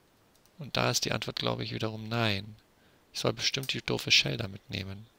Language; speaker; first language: German; native; German